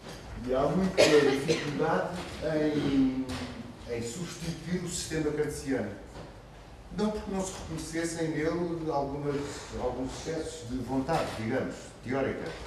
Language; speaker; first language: Portuguese; native; Portuguese